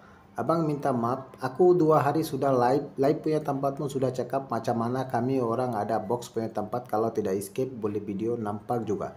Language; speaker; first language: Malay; non-native, learner; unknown